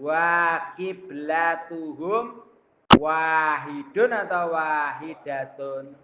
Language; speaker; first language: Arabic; non-native, fluent; Indonesian